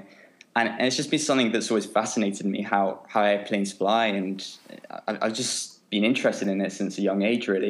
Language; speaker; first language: English; native; English